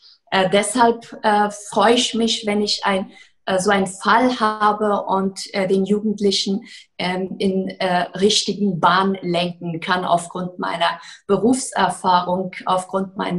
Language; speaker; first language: German; non-native, fluent; Persian